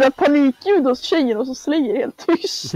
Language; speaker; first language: Swedish; native; Swedish